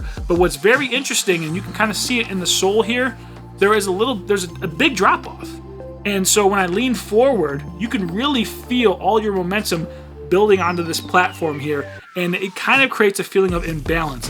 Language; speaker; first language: English; native; English